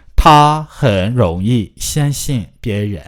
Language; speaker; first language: Chinese; non-native, fluent; Burmese